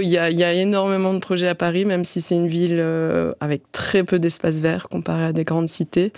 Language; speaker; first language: French; native; French